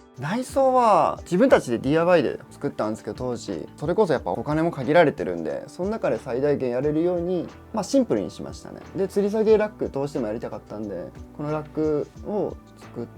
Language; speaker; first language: Japanese; native; Japanese